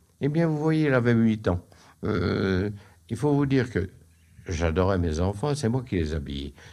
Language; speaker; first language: French; native; French